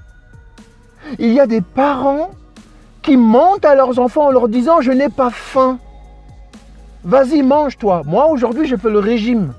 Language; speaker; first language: French; early bilingual, other home language; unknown